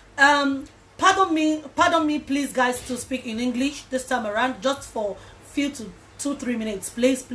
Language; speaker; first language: English; non-native, local second language; Yoruba